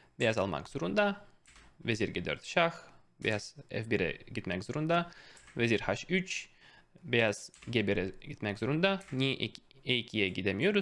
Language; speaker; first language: Turkish; non-native, fluent; Russian